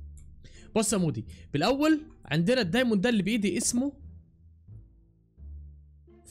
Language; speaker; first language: Arabic; native; Arabic